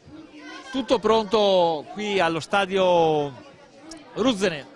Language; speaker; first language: Italian; native; Italian